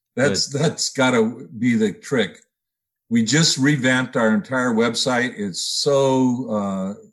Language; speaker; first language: English; native; English